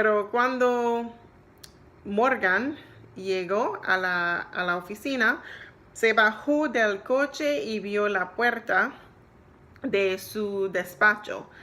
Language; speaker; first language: Spanish; non-native, learner; English